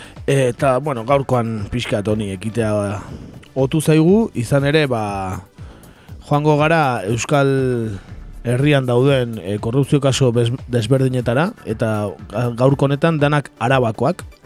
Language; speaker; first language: Basque; early bilingual, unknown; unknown